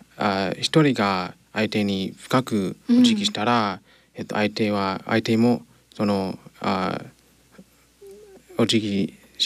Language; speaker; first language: Japanese; non-native, learner; English